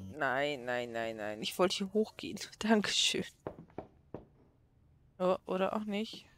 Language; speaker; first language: German; native; German